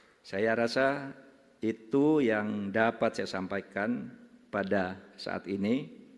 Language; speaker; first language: Indonesian; non-native, local second language; Madurese